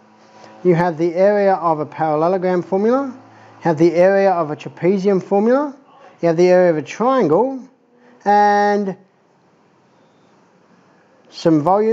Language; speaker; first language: English; native; English